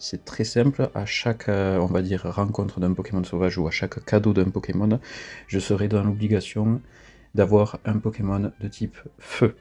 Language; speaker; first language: French; native; French